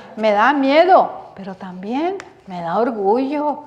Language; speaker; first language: Spanish; early bilingual, heritage; Spanish